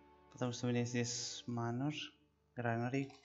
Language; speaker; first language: Russian; non-native, learner; Spanish